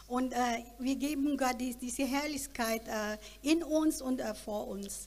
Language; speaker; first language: German; non-native, learner; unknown